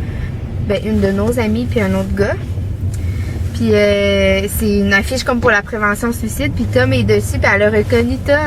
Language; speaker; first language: French; native; French